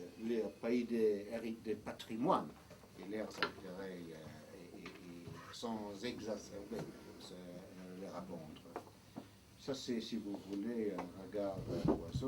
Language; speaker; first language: French; non-native, fluent; English